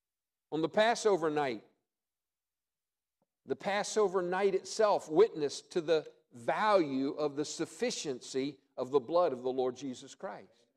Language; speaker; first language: English; native; English